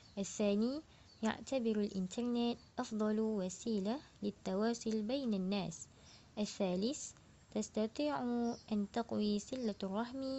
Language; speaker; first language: Arabic; non-native, learner; Malay